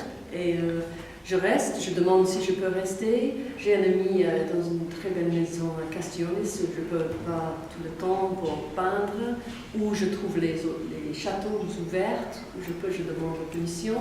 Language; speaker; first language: French; non-native, learner; English